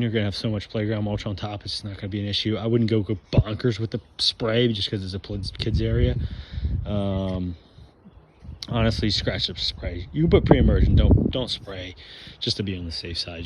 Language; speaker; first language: English; native; English